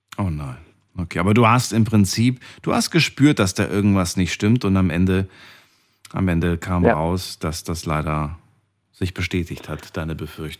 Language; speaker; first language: German; native; German